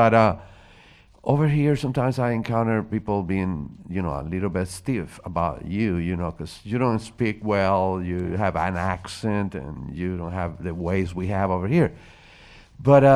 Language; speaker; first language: English; non-native, fluent; Spanish